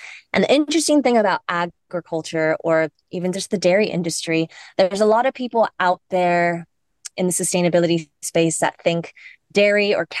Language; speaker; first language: English; native; English